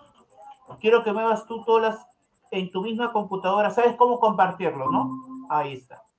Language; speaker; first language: Spanish; native; Spanish